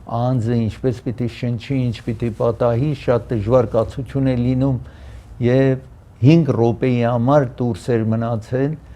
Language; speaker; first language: Armenian; early bilingual, heritage; Armenian